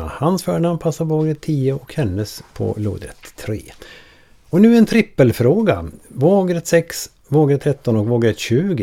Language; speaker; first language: Swedish; native; Swedish